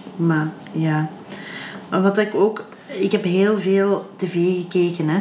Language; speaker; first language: Dutch; native; Dutch